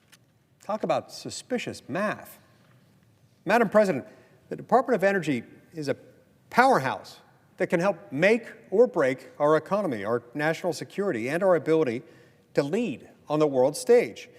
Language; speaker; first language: English; native; English